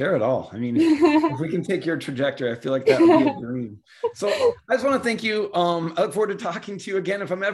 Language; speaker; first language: English; native; English